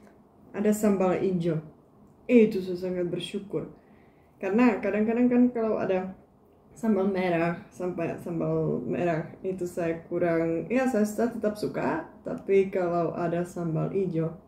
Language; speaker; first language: Indonesian; non-native, fluent; Czech